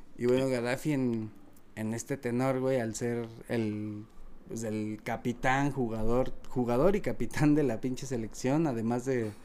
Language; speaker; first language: Spanish; native; Spanish